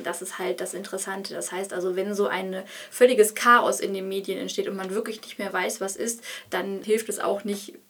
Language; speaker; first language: German; native; German